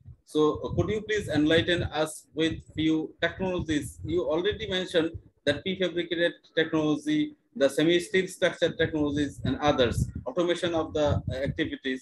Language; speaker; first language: English; non-native, local second language; Bangla